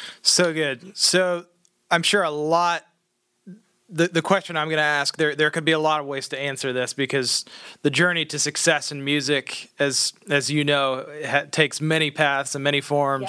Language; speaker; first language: English; native; English